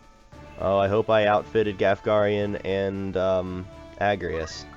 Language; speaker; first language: English; native; English